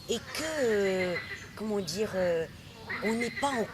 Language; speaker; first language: French; native; French